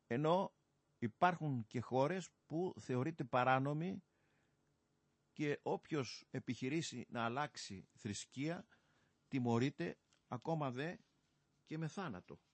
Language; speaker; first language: Greek; native; Greek